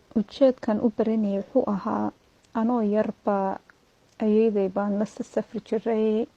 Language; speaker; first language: Somali; early bilingual, heritage; Somali